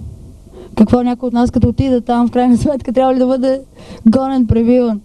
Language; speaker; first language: Bulgarian; native; Bulgarian